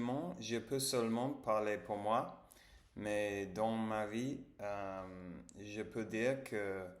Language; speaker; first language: French; non-native, learner; English